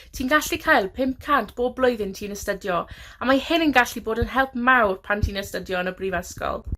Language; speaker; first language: Welsh; non-native, local second language; English